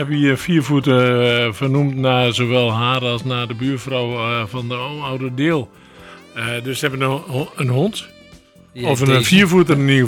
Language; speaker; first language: Dutch; native; Dutch